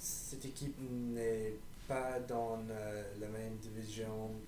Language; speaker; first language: French; non-native, learner; English